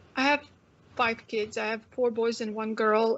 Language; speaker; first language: English; non-native, fluent; Croatian